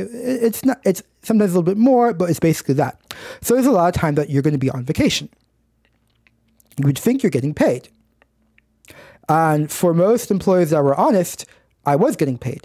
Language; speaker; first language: English; native; English